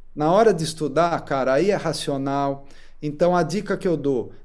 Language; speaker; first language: Portuguese; native; Portuguese